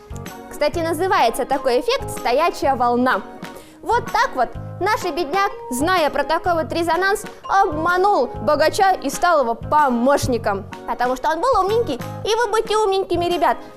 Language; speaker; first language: Russian; native; Russian